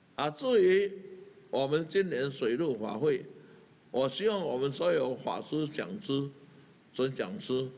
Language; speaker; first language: Chinese; native; Chinese